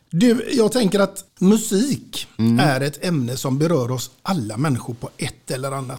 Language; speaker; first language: Swedish; native; Swedish